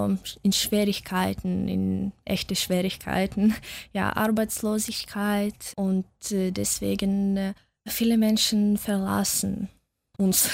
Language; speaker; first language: German; non-native, fluent; Russian